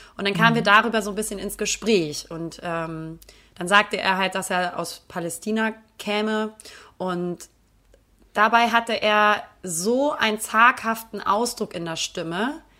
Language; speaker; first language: German; native; German